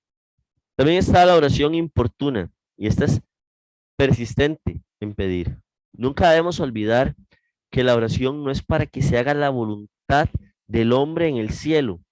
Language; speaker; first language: Spanish; native; Spanish